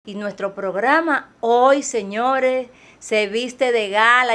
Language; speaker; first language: Spanish; native; Spanish